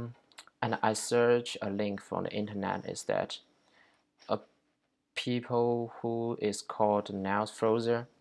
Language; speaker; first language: English; non-native, learner; Chinese